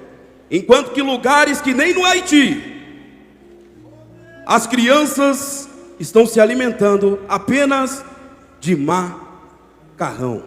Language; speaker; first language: Portuguese; native; Portuguese